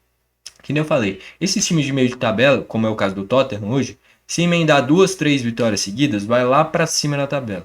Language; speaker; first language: Portuguese; native; Portuguese